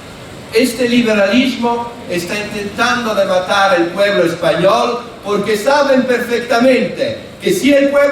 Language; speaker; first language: Spanish; non-native, fluent; Italian